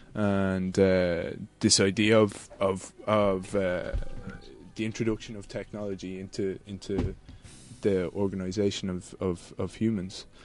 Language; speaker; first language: English; native; English